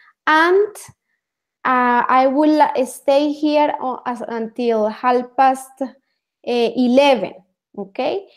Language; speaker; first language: English; non-native, fluent; Spanish